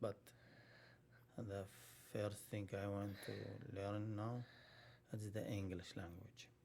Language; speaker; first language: English; non-native, learner; Arabic